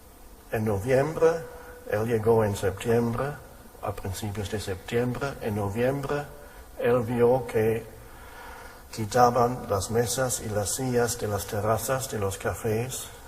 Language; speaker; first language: Spanish; non-native, fluent; German